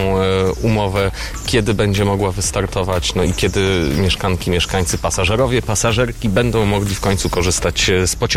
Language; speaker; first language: Polish; native; Polish